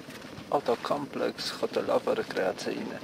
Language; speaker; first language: Polish; native; Polish